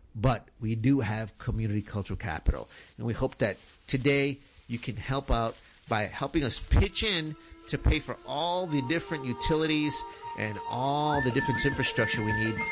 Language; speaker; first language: English; early bilingual, other home language; Spanish